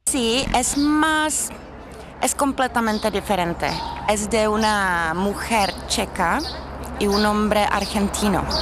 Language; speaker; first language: Spanish; non-native, fluent; Czech